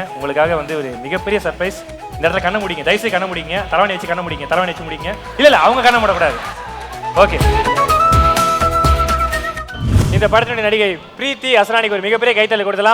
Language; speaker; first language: Tamil; native; Tamil